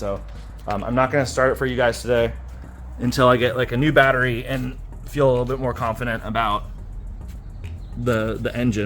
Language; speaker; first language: English; native; English